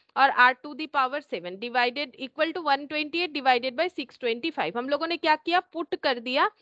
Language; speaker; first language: Hindi; native; Hindi